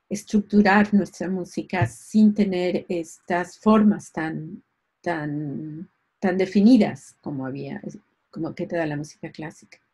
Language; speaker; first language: Spanish; native; Spanish